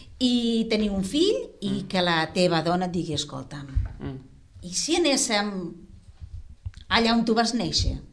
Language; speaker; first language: Catalan; non-native, local second language; Spanish